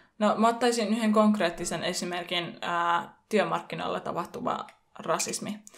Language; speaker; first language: Finnish; early bilingual, other home language; Persian